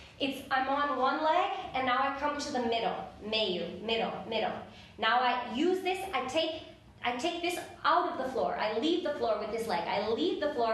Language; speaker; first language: English; native; English